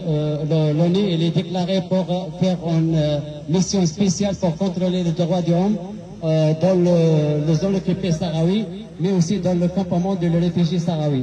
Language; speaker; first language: French; non-native, learner; Arabic